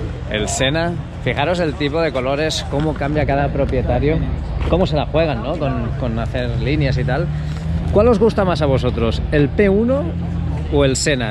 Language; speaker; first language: Spanish; native; Spanish